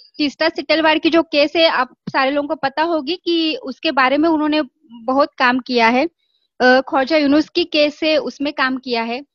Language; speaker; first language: Hindi; non-native, local second language; Marathi